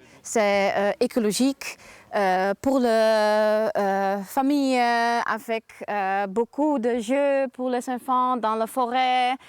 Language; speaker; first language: French; non-native, learner; Dutch